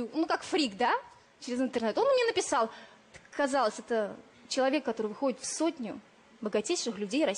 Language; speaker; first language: Russian; native; Russian